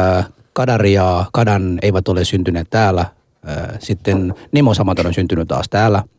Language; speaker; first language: Finnish; non-native, fluent; Somali